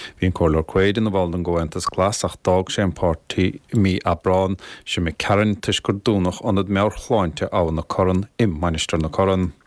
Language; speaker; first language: Irish; native; Irish